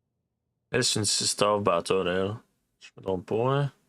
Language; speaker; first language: French; native; French